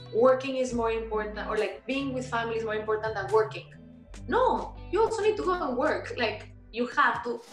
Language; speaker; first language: English; non-native, fluent; Spanish